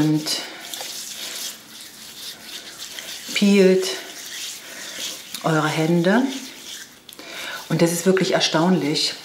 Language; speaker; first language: German; native; German